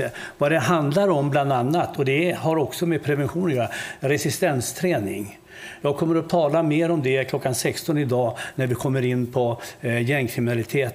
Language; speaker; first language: Swedish; native; Swedish